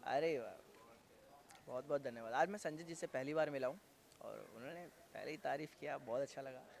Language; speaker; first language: Hindi; native; Hindi